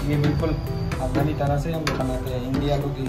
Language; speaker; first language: Hindi; non-native, learner; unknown